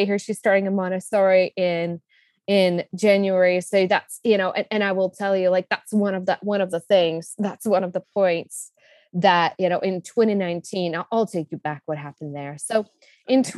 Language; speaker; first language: English; non-native, fluent; Czech